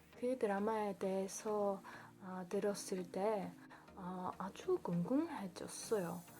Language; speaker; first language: Korean; non-native, learner; Polish